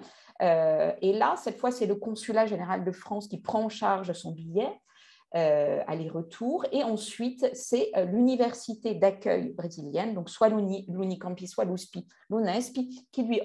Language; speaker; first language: French; native; French